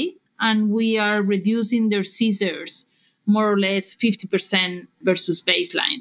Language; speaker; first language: English; non-native, fluent; Spanish